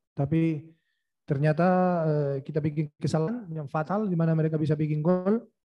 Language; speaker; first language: Indonesian; non-native, fluent; Spanish